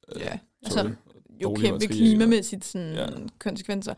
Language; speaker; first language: Danish; native; Danish